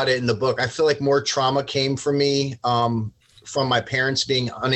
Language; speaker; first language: English; native; English